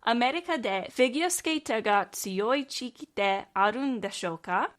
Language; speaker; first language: Japanese; non-native, learner; English